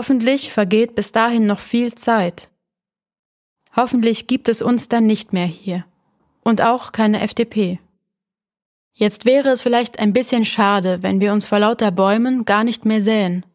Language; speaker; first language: German; native; German